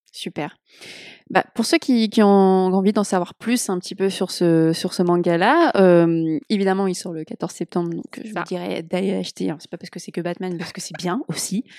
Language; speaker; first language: French; native; French